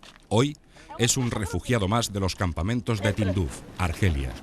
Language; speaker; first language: Spanish; native; Spanish